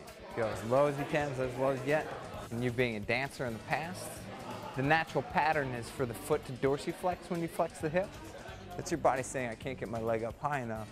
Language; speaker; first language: English; native; English